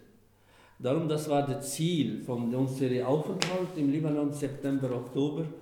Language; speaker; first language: German; non-native, fluent; Arabic